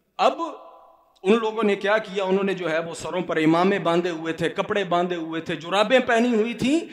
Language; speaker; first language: Urdu; non-native, local second language; Punjabi